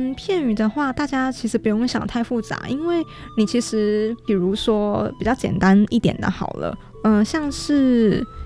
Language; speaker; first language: Chinese; native; Chinese